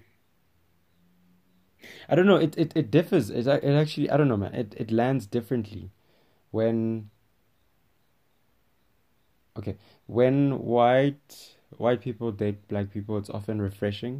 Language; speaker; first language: English; non-native, local second language; Tswana